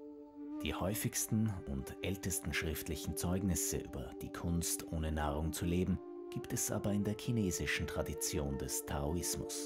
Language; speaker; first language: German; native; German